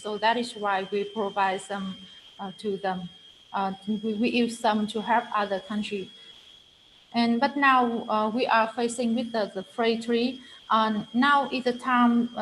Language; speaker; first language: English; non-native, fluent; Vietnamese